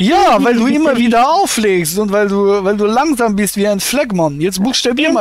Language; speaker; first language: German; native; German